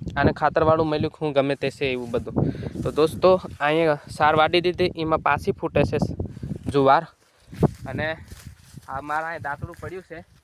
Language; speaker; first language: Gujarati; native; Gujarati